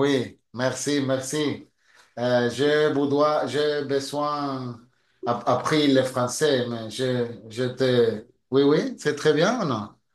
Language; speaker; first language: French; non-native, learner; Spanish